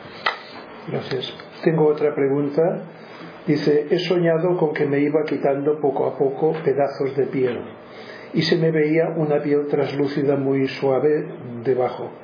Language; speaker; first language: Spanish; native; Spanish